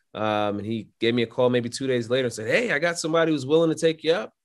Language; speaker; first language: English; native; English